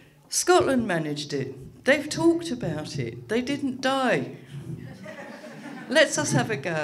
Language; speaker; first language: English; native; English